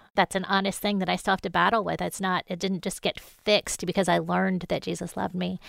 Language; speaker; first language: English; native; English